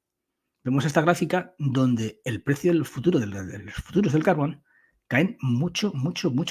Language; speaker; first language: Spanish; native; Spanish